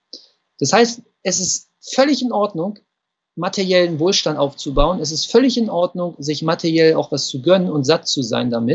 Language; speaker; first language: German; native; German